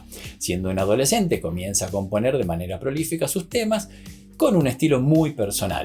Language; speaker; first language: Spanish; native; Spanish